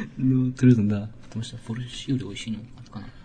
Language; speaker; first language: Russian; non-native, learner; Japanese